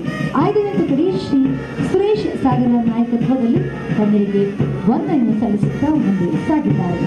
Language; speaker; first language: Kannada; native; Kannada